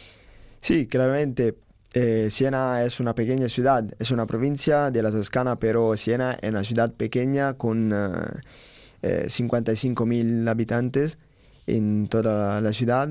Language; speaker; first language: Spanish; non-native, learner; Italian